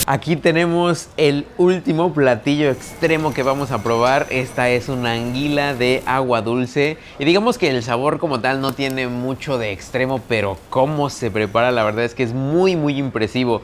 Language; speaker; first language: Spanish; native; Spanish